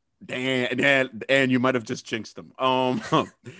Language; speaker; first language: English; early bilingual, other home language; Spanish